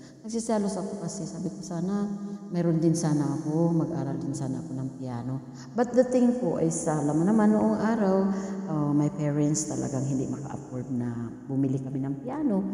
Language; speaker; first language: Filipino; non-native, local second language; Cebuano